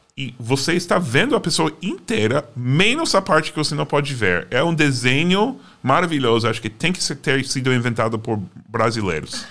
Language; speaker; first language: Portuguese; non-native, fluent; English